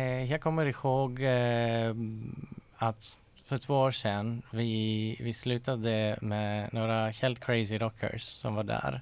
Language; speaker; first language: Swedish; non-native, fluent; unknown